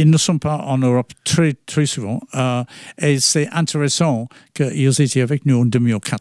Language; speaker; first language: French; non-native, fluent; English